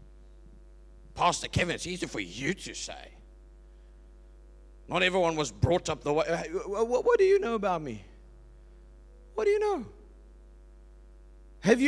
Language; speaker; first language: English; native; English